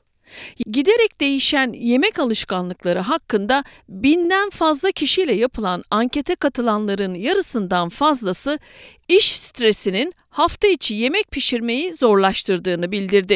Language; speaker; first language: Turkish; native; Turkish